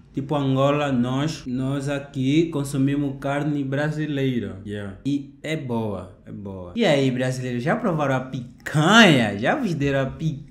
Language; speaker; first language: Portuguese; native; Portuguese